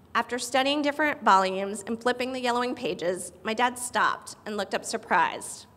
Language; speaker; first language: English; native; English